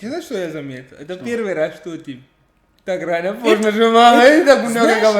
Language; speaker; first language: Russian; non-native, learner; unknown